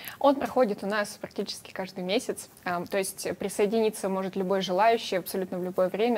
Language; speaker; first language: Russian; native; Russian